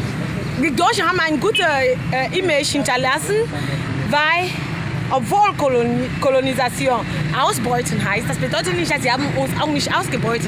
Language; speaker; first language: German; non-native, fluent; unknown